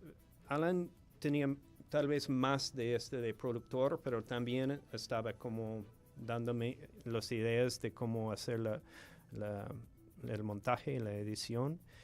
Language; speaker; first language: Spanish; non-native, fluent; English